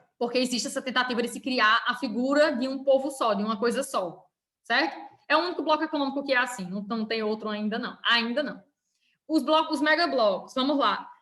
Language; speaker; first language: Portuguese; native; Portuguese